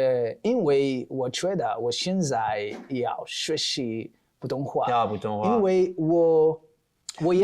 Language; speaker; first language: Chinese; non-native, learner; Portuguese